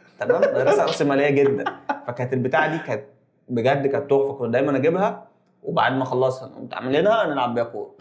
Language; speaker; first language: Egyptian Arabic; native; Egyptian Arabic